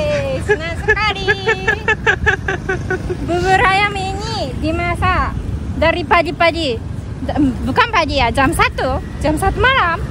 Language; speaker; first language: Indonesian; non-native, learner; Japanese